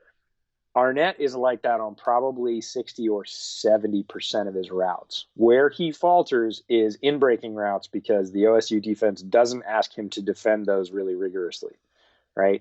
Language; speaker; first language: English; native; English